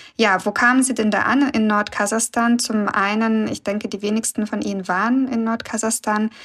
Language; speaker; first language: German; early bilingual, other home language; Russian